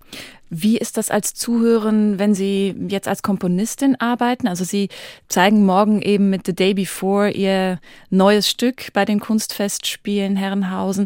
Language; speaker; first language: German; native; German